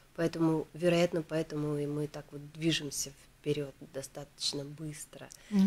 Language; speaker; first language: Russian; native; Russian